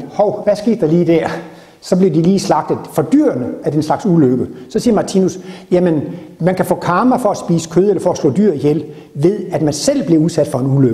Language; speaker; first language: Danish; native; Danish